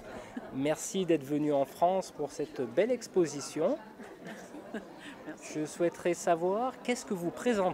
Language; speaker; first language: French; native; French